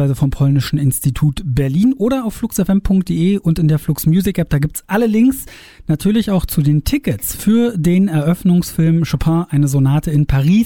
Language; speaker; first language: German; native; German